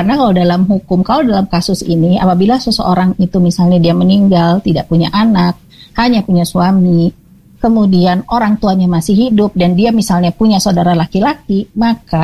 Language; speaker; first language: Indonesian; native; Indonesian